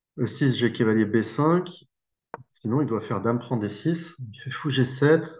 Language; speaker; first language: French; native; French